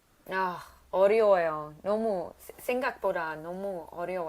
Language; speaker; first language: Korean; non-native, learner; English